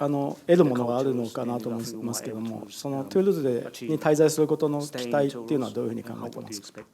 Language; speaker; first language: Japanese; native; Japanese